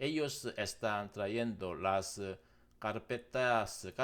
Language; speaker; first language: Spanish; non-native, learner; Korean